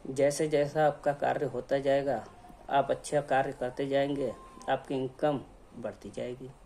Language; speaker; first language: Hindi; native; Hindi